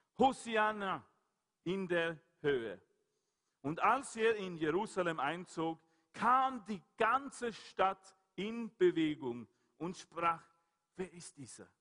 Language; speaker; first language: German; non-native, fluent; Swedish